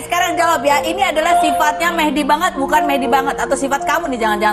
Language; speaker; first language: Indonesian; native; Indonesian